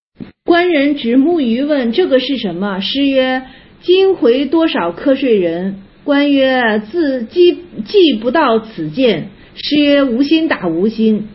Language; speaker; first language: Chinese; native; Chinese